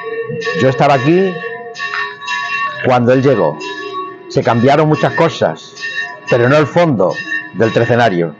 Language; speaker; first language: Spanish; native; Spanish